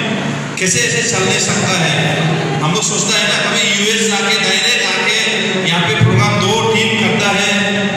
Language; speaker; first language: Hindi; non-native, local second language; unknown